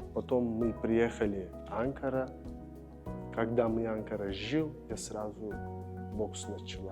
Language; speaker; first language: Russian; non-native, learner; Turkish